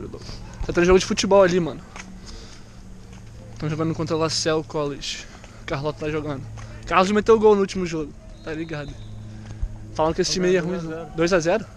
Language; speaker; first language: Portuguese; native; Portuguese